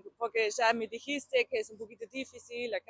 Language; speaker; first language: Spanish; non-native, learner; German